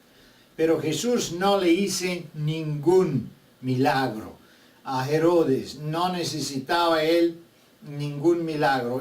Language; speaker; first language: Spanish; non-native, fluent; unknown